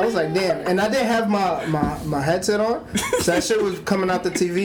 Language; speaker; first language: English; early bilingual, other home language; Spanish